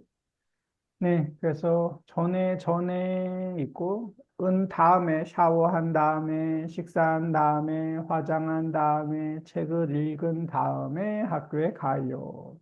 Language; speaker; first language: Korean; native; Korean